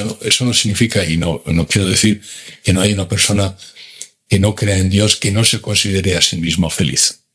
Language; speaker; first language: Spanish; native; Spanish